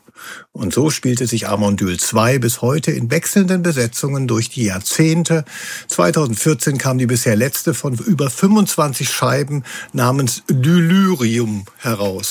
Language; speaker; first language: German; native; German